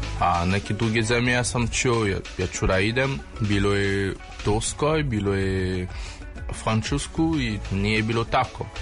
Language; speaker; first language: Serbian; non-native, learner; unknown